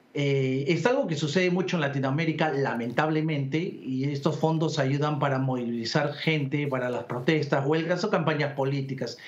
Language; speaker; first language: Spanish; native; Spanish